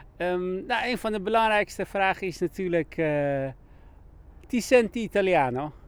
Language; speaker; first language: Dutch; early bilingual, other home language; Persian